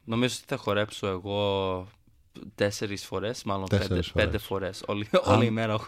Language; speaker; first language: Greek; early bilingual, heritage; Greek